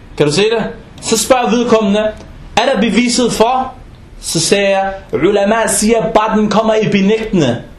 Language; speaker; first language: Danish; non-native, fluent; Arabic